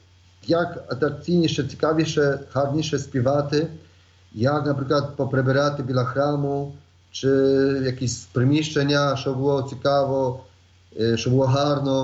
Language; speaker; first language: Polish; non-native, learner; Ukrainian